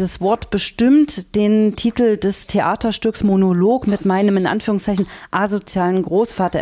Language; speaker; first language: German; native; German